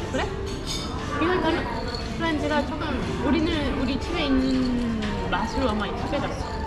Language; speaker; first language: Korean; non-native, learner; French